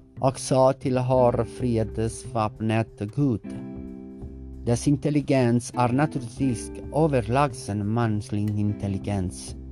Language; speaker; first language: Swedish; non-native, learner; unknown